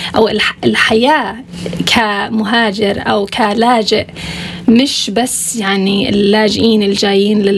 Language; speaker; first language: Arabic; non-native, fluent; Swedish